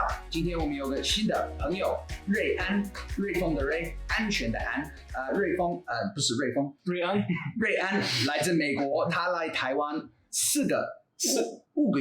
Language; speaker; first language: Chinese; non-native, fluent; English